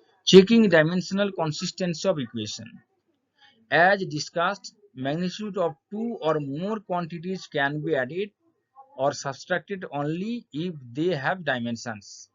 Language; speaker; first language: English; non-native, local second language; Bangla